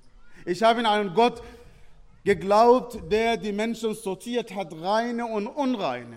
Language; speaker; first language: German; non-native, fluent; Arabic